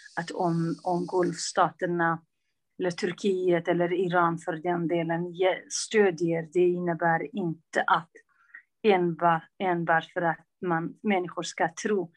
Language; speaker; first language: Swedish; non-native, local second language; Kurdish